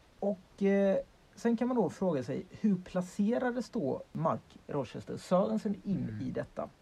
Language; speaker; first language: Swedish; native; Swedish